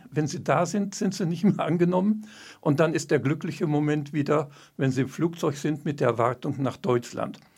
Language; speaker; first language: German; native; German